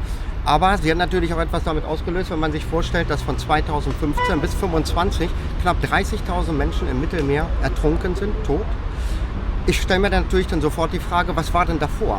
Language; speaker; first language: German; native; German